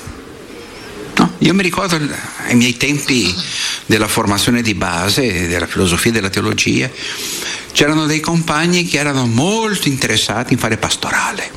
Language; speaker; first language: Italian; non-native, fluent; Portuguese